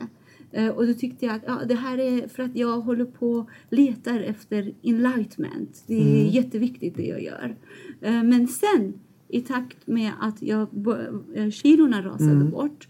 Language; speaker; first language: Swedish; non-native, fluent; Persian